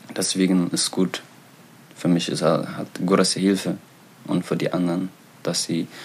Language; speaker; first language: German; non-native, learner; Tigrinya